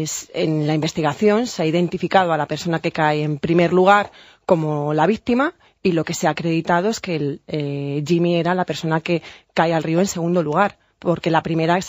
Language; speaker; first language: Spanish; native; Spanish